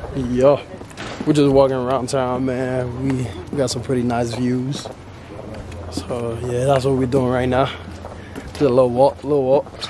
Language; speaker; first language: English; early bilingual, other home language; French